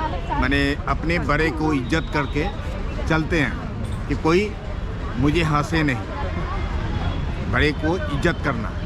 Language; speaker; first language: Hindi; native; Hindi